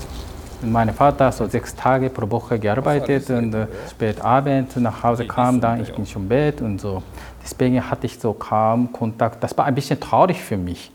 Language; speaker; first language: German; non-native, learner; Japanese